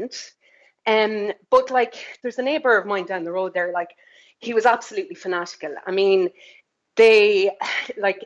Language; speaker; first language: English; native; English